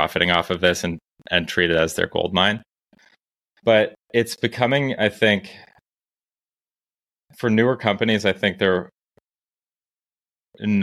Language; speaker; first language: English; native; English